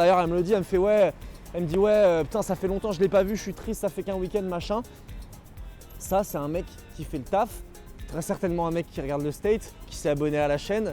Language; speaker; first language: French; native; French